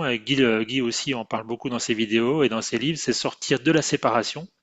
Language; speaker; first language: French; native; French